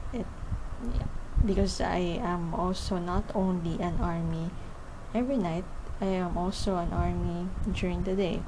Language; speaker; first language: English; non-native, local second language; Filipino